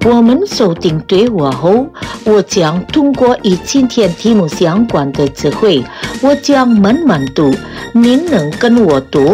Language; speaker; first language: Chinese; non-native, fluent; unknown